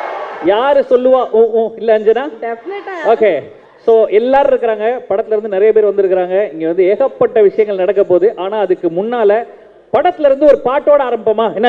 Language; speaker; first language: Tamil; native; Tamil